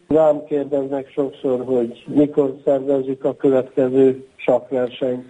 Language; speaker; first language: Hungarian; non-native, local second language; Romanian